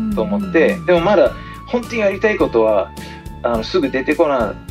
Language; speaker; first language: Japanese; non-native, fluent; English